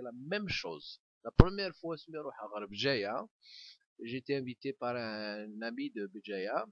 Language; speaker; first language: French; non-native, local second language; Kabyle